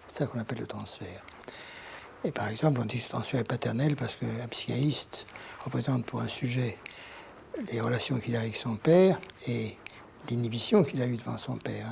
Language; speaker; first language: French; native; French